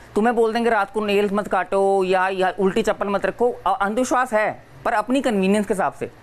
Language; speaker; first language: Hindi; native; Hindi